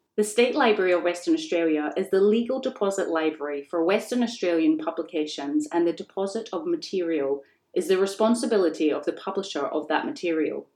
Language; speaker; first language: English; native; English